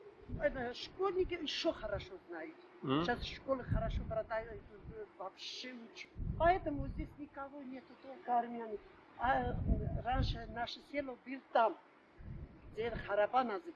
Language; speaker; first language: Russian; non-native, local second language; Armenian